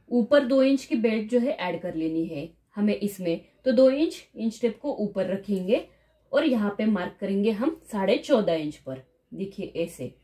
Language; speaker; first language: Hindi; non-native, local second language; Marathi